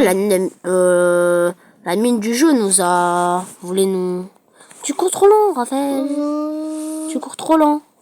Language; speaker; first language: French; native; French